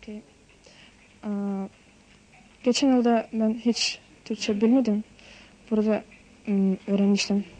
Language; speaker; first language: Turkish; non-native, learner; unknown